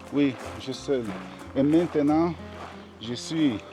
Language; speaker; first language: French; non-native, learner; Italian